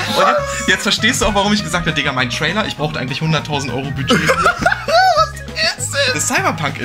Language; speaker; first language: German; native; German